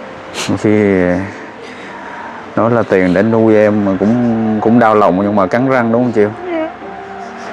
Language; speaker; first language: Vietnamese; native; Vietnamese